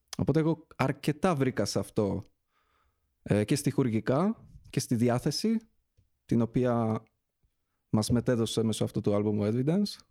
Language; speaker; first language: Greek; early bilingual, other home language; Polish